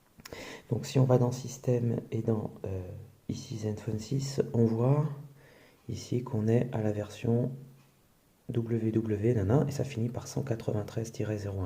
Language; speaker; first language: French; native; French